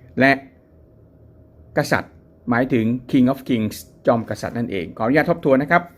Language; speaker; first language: Thai; native; Thai